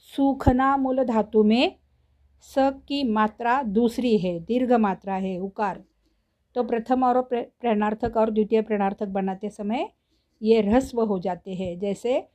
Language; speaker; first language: Hindi; non-native, local second language; Marathi